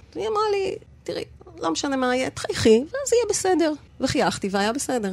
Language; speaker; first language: Hebrew; native; Hebrew